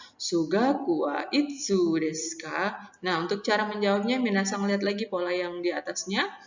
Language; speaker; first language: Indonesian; native; Indonesian